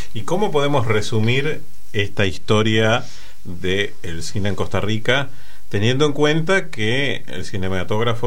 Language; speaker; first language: Spanish; native; Spanish